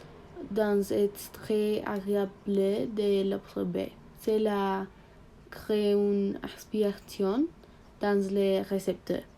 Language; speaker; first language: French; non-native, learner; Spanish